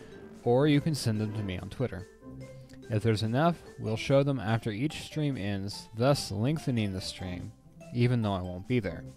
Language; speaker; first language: English; native; English